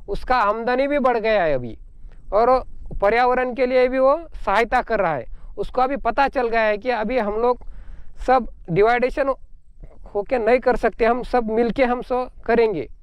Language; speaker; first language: Hindi; non-native, local second language; Marathi